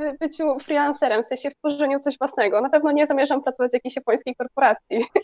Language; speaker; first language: Polish; early bilingual, other home language; Japanese